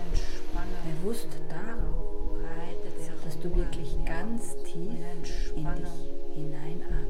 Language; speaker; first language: German; native; German